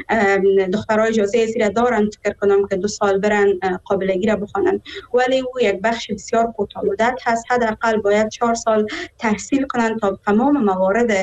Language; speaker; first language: Persian; native; Persian